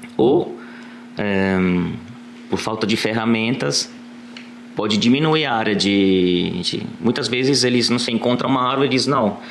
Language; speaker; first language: Portuguese; non-native, fluent; Italian